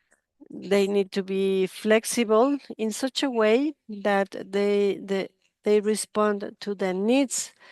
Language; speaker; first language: English; non-native, fluent; Spanish